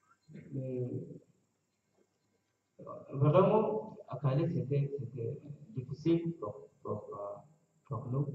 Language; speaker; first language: French; non-native, learner; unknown